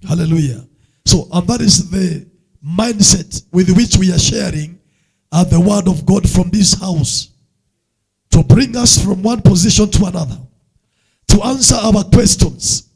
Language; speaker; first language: English; non-native, local second language; Swahili